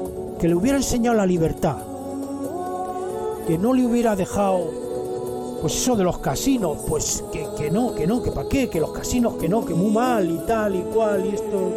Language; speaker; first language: Spanish; native; Spanish